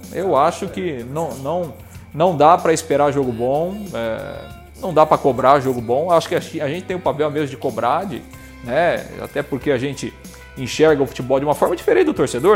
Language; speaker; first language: Portuguese; native; Portuguese